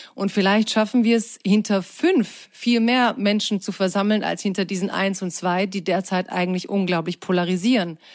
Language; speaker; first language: German; early bilingual, other home language; Croatian